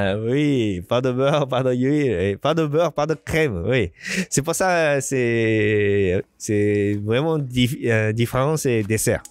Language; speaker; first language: French; non-native, learner; Japanese